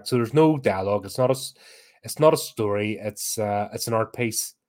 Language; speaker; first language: English; native; English